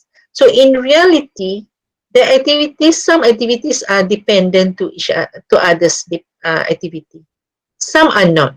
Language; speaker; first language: English; non-native, local second language; Malay